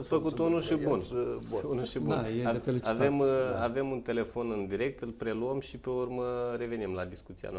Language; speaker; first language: Romanian; native; Romanian